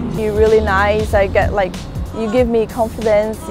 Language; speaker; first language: English; non-native, fluent; Portuguese